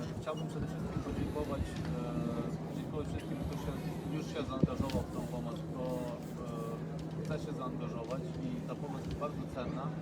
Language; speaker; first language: Polish; non-native, fluent; Ukrainian